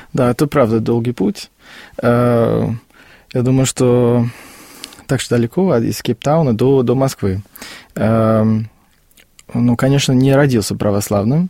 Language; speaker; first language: Russian; non-native, fluent; Afrikaans